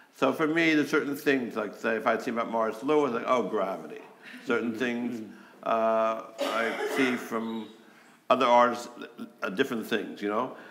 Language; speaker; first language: English; native; English